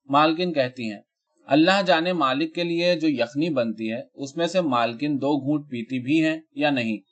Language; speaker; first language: Urdu; native; Urdu